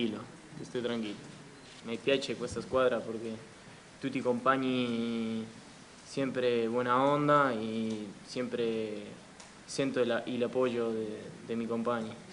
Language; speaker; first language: Italian; non-native, learner; Spanish